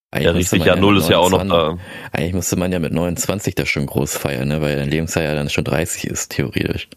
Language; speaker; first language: German; early bilingual, other home language; Filipino